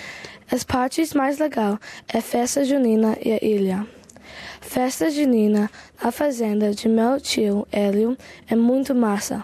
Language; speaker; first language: Portuguese; early bilingual, heritage; Portuguese